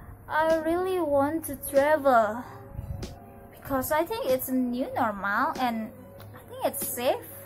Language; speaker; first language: English; non-native, learner; Indonesian